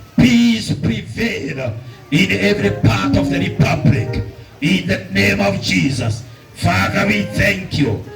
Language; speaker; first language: English; non-native, local second language; Swahili